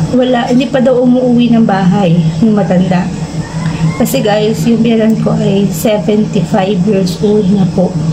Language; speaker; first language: Filipino; native; Filipino